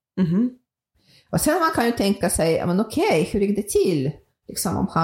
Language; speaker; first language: Swedish; non-native, fluent; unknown